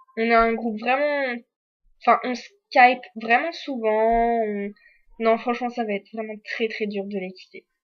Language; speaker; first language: French; native; French